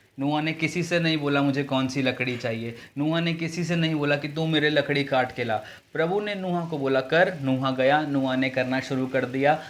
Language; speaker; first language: Hindi; native; Hindi